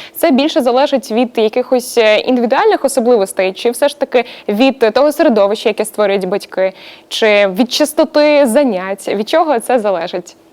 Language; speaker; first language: Ukrainian; native; Ukrainian